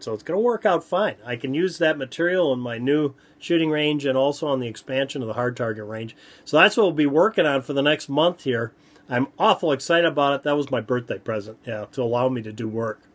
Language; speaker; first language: English; native; English